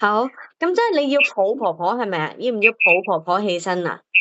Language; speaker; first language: Chinese; native; Chinese